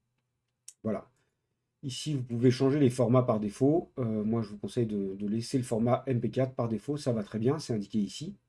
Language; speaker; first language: French; native; French